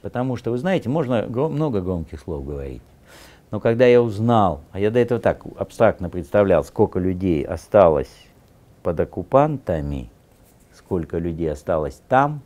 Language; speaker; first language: Russian; native; Russian